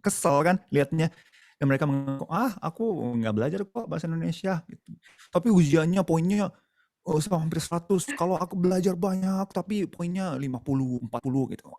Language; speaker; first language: Indonesian; non-native, fluent; Japanese